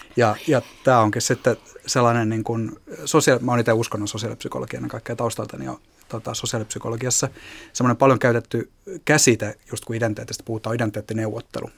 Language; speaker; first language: Finnish; native; Finnish